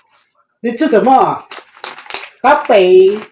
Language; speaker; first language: Chinese; non-native, learner; Filipino